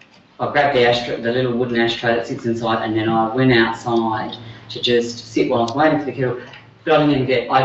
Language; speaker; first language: English; native; English